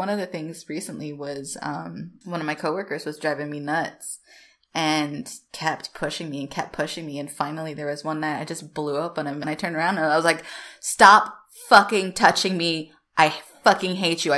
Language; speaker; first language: English; native; English